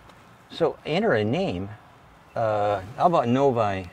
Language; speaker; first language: English; native; English